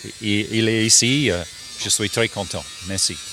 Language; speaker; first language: French; non-native, learner; English